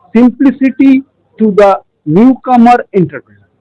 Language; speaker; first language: English; non-native, local second language; Bangla